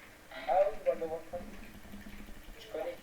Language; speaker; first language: French; native; French